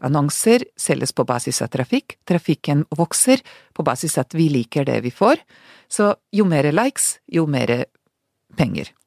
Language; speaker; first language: Norwegian; non-native, fluent; Hungarian